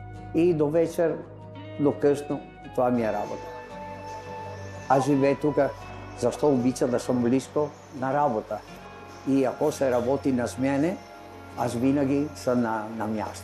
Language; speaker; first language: Bulgarian; non-native, learner; Italian